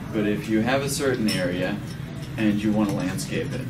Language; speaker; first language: English; non-native, fluent; Danish